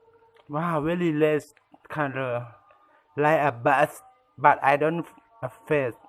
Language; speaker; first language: English; non-native, learner; Thai